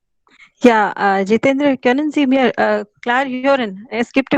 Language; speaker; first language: German; non-native, learner; Hindi